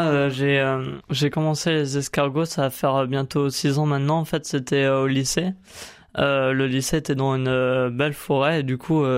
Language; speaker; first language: French; native; French